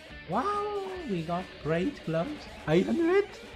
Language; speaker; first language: English; non-native, fluent; Vietnamese